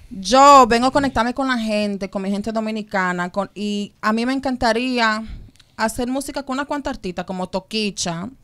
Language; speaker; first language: Spanish; early bilingual, heritage; Spanish